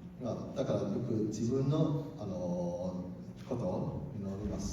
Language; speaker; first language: Japanese; non-native, learner; Cantonese